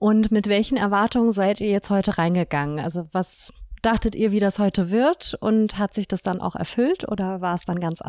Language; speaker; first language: German; native; German